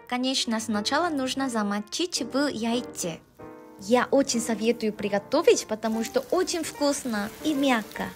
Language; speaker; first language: Russian; non-native, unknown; Korean